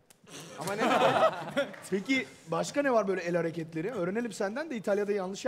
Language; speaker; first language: Turkish; native; Turkish